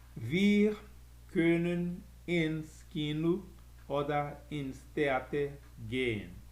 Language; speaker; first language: German; non-native, fluent; Portuguese